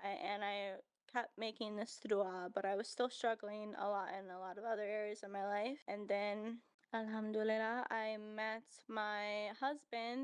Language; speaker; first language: English; native; English